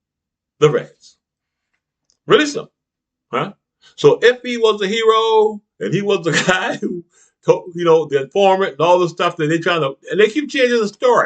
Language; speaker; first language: English; native; English